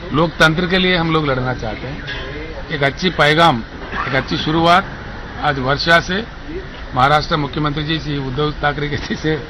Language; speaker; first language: Hindi; non-native, local second language; Telugu